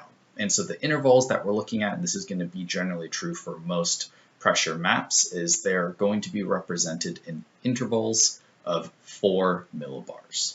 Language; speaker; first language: English; native; English